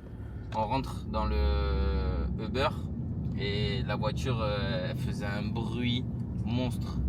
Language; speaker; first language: French; native; French